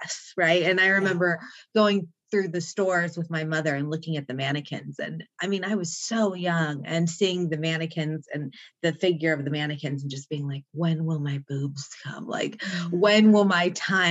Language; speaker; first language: English; native; English